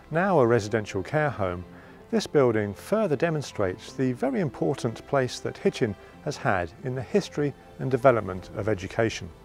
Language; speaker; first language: English; native; English